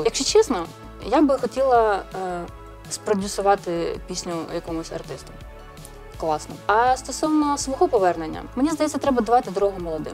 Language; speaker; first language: Ukrainian; native; Ukrainian